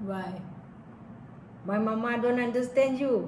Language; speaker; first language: English; non-native, learner; Thai